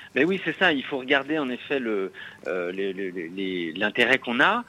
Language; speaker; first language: French; native; French